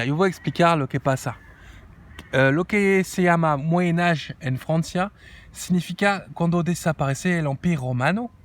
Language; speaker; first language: Spanish; non-native, learner; French